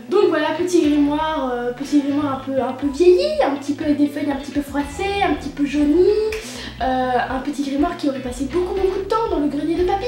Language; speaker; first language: French; native; French